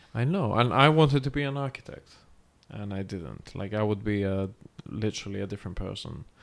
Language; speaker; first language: English; non-native, fluent; Greek